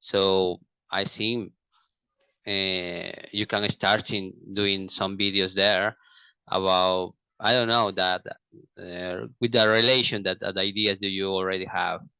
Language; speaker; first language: English; non-native, learner; Portuguese